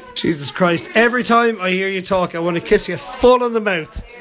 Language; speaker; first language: English; native; English